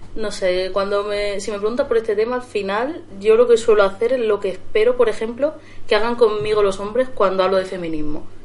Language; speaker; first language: Spanish; native; Spanish